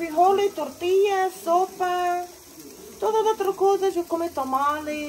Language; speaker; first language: Spanish; non-native, learner; English